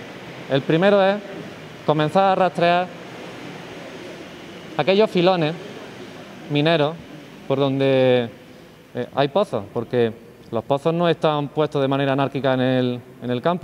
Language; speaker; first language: Spanish; native; Spanish